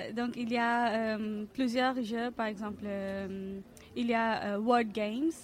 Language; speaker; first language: French; non-native, fluent; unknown